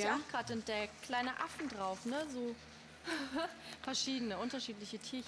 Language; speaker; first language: German; native; German